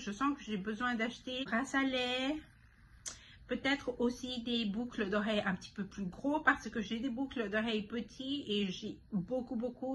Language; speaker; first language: French; non-native, fluent; Spanish